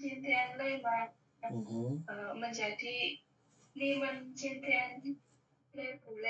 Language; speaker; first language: Chinese; non-native, learner; Indonesian